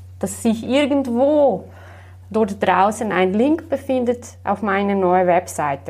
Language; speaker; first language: German; non-native, fluent; Slovenian